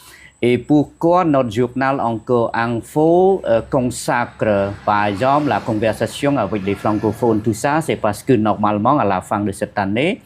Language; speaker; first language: French; non-native, fluent; Khmer